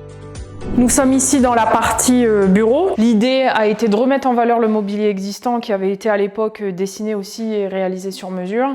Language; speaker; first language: French; native; French